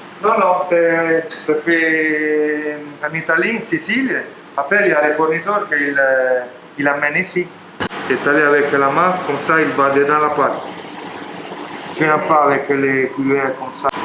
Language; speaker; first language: French; non-native, learner; Italian